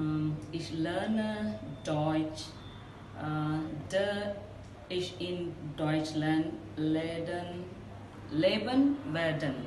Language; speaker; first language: German; non-native, learner; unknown